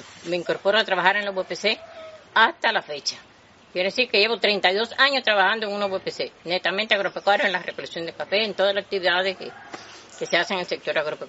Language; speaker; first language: Spanish; native; Spanish